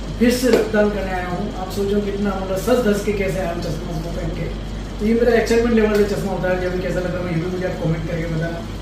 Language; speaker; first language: Hindi; non-native, local second language; Gujarati